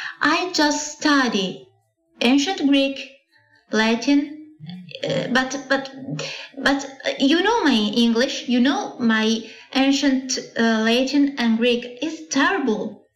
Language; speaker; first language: English; non-native, learner; Italian